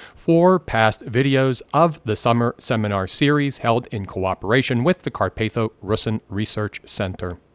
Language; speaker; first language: English; native; English